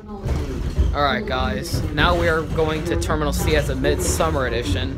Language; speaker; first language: English; native; English